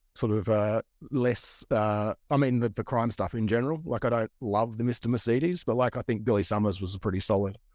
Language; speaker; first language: English; native; English